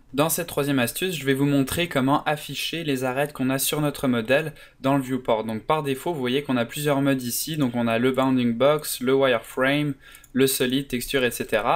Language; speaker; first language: French; native; French